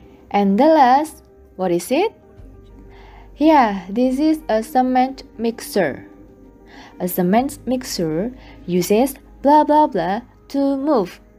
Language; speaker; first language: English; non-native, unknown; Indonesian